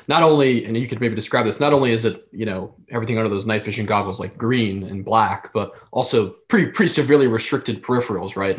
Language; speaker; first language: English; native; English